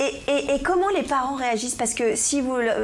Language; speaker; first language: French; native; French